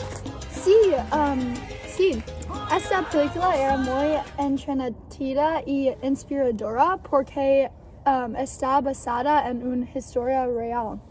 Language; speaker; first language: Spanish; non-native, learner; English